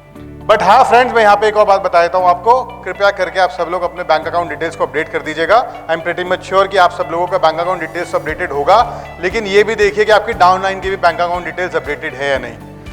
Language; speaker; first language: Hindi; native; Hindi